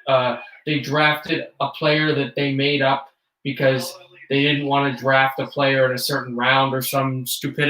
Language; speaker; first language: English; native; English